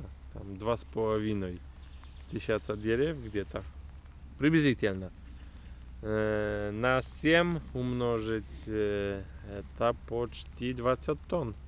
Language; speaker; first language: Russian; non-native, fluent; Polish